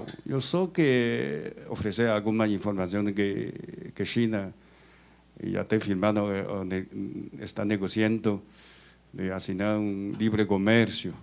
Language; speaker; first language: Spanish; non-native, fluent; Chinese